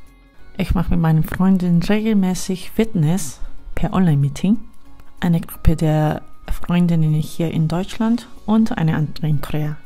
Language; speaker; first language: German; non-native, fluent; Korean